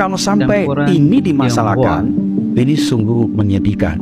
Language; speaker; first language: Indonesian; native; Indonesian